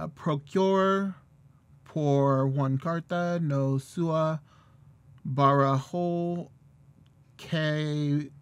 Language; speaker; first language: Portuguese; non-native, learner; English